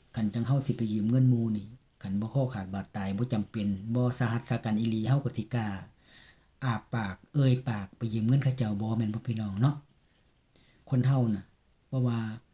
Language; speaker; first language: Thai; native; Thai